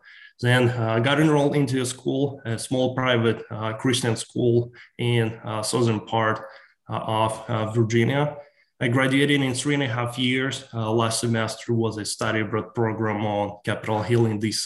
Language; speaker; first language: English; non-native, fluent; Ukrainian